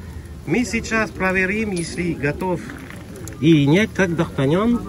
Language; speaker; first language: Russian; non-native, learner; French